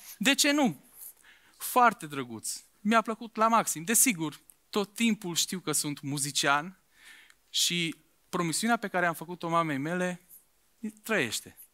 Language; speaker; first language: Romanian; non-native, local second language; Hungarian